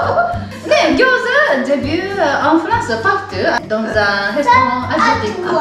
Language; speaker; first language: French; non-native, learner; Japanese